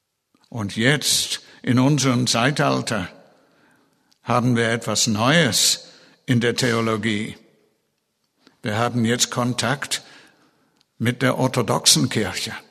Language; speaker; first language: German; non-native, fluent; English